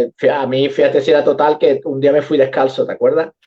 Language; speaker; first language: Spanish; native; Spanish